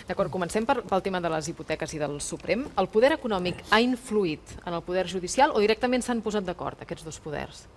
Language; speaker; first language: Catalan; native; Catalan